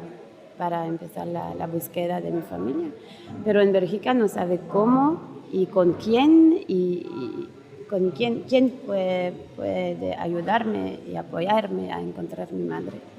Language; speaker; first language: Spanish; non-native, learner; French